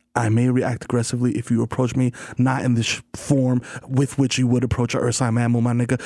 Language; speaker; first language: English; early bilingual, other home language; Spanish